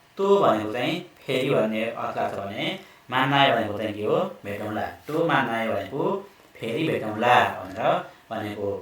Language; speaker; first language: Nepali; native; Nepali